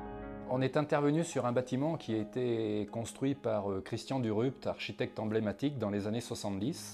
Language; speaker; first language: French; native; French